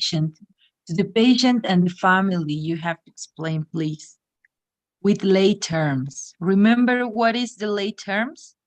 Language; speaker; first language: English; non-native, fluent; Spanish